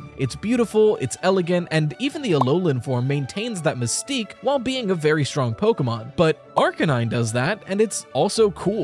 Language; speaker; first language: English; native; English